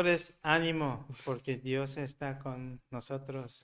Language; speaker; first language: Spanish; non-native, learner; Korean